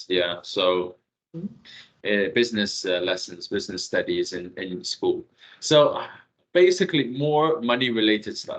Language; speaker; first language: English; non-native, fluent; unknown